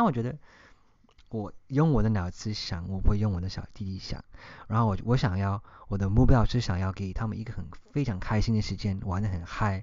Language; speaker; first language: Chinese; early bilingual, heritage; English